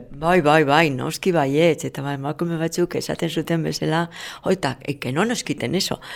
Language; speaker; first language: Basque; non-native, local second language; Spanish